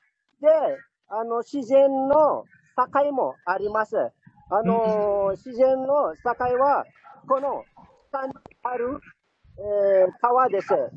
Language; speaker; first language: Japanese; non-native, fluent; Malagasy